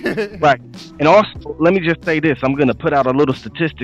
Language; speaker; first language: English; native; English